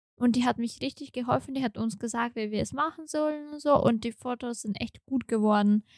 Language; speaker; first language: German; non-native, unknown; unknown